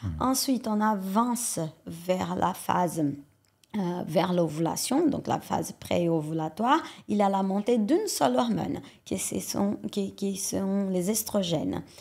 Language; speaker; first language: French; non-native, fluent; Portuguese